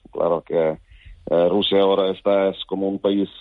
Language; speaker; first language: Spanish; non-native, fluent; Ukrainian